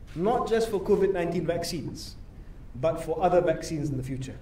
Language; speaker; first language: English; non-native, local second language; Malay